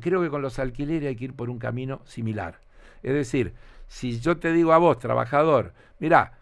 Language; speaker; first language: Spanish; native; Spanish